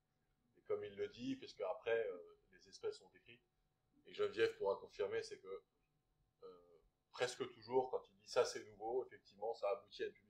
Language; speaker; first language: French; native; French